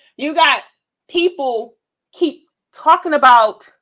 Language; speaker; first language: English; native; English